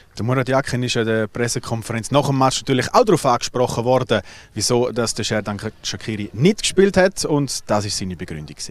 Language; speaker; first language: German; native; German